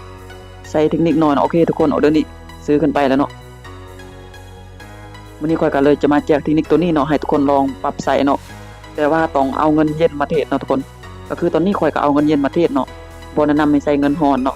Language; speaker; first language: Thai; non-native, local second language; Lao